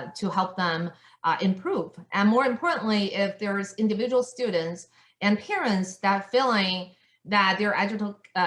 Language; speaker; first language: English; non-native, fluent; Chinese